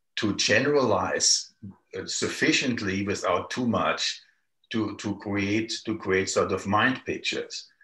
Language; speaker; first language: English; non-native, fluent; German